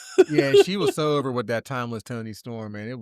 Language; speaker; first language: English; native; English